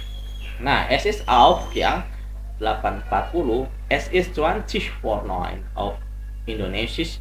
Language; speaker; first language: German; non-native, fluent; Indonesian